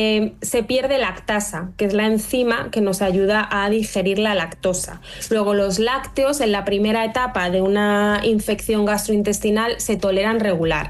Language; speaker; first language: Spanish; native; Spanish